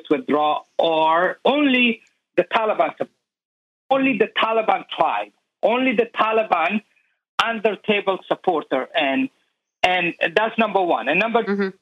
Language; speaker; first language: English; non-native, learner; Persian